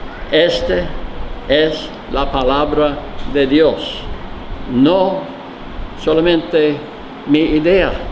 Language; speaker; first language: Spanish; non-native, learner; English